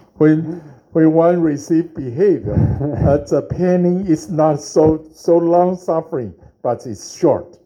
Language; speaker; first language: English; non-native, learner; Chinese